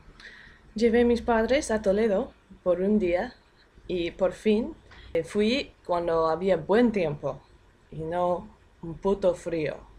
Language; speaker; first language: Spanish; non-native, fluent; English